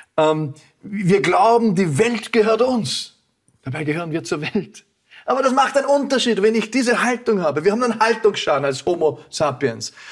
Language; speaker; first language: German; native; German